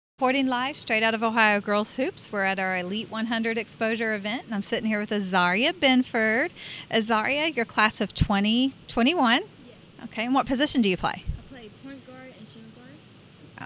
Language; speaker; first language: English; native; English